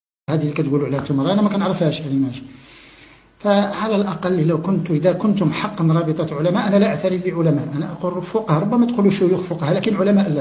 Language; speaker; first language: Arabic; native; Arabic